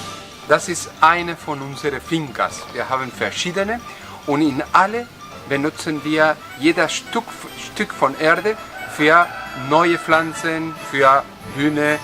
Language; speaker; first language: German; non-native, fluent; Spanish